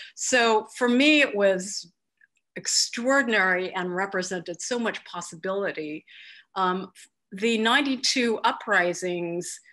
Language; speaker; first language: English; native; English